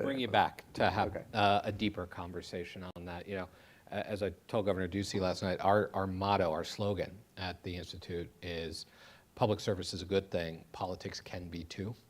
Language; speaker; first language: English; native; English